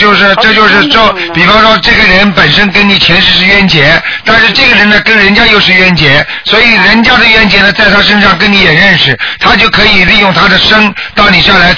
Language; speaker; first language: Chinese; native; Chinese